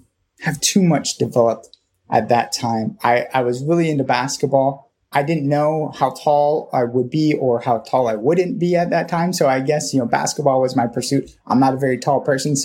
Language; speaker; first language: English; native; English